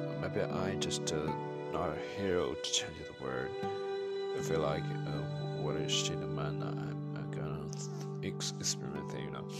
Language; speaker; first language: English; non-native, learner; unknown